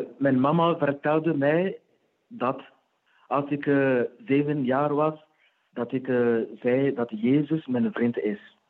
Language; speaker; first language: Dutch; non-native, fluent; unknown